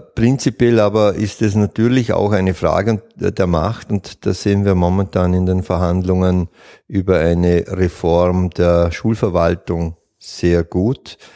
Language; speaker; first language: German; native; German